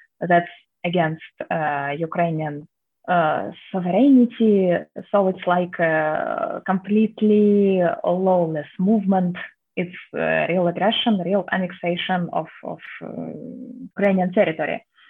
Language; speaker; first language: English; non-native, fluent; Russian